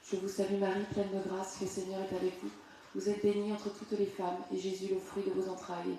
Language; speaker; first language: French; native; French